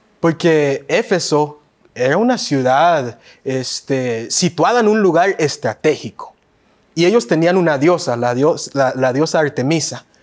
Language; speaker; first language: Spanish; early bilingual, heritage; Spanish